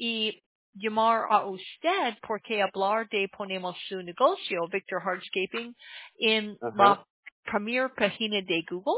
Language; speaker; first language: Spanish; non-native, learner; English